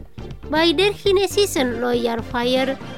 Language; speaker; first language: German; non-native, learner; Indonesian